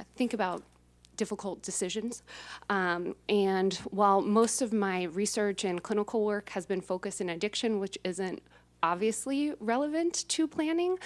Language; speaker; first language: English; native; English